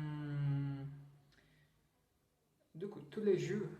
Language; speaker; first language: French; non-native, learner; Portuguese